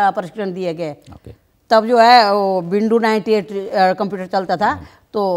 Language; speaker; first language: Hindi; native; Hindi